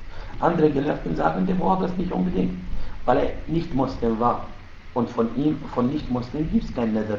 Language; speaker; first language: German; non-native, fluent; Arabic